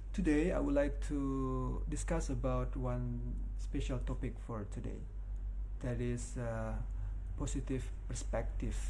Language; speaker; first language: English; non-native, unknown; Indonesian